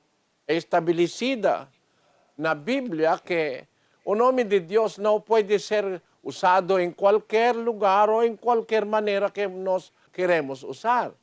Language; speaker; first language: Portuguese; non-native, learner; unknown